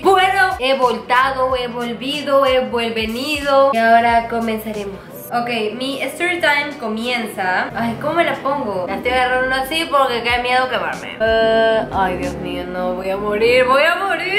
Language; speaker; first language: Spanish; native; Spanish